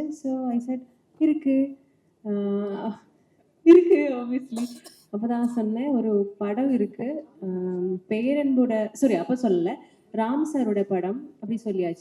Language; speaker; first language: Tamil; non-native, learner; Malayalam